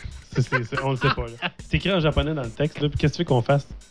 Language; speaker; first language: French; native; French